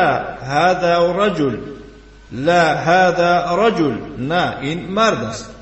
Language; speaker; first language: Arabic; non-native, fluent; Tajik